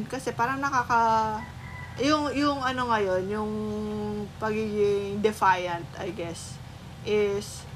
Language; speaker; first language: Filipino; native; Filipino